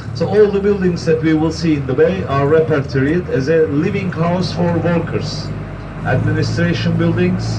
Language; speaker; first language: English; non-native, fluent; Turkish